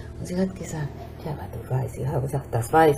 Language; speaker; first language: German; non-native, fluent; Spanish